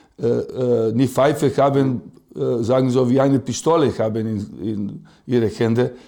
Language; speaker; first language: German; non-native, fluent; Serbian